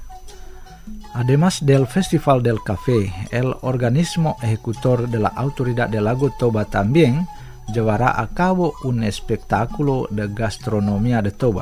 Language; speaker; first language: Spanish; non-native, fluent; Indonesian